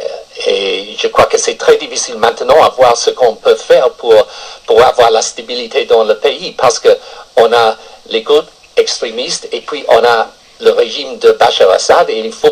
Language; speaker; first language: French; non-native, fluent; English